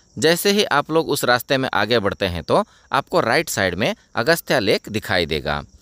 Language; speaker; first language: Hindi; non-native, local second language; Kannada